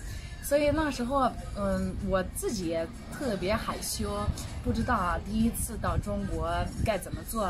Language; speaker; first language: Chinese; non-native, fluent; Bosnian